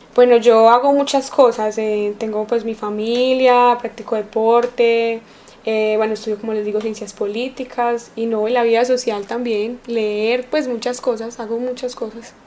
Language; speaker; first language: Spanish; native; Spanish